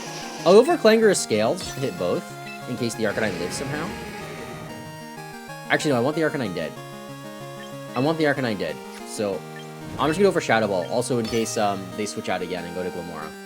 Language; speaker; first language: English; native; English